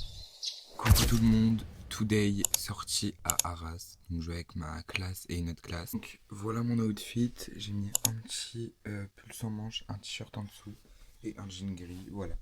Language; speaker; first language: French; native; French